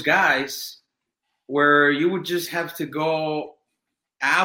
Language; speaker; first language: English; non-native, fluent; Spanish